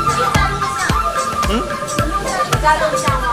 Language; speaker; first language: Chinese; native; Chinese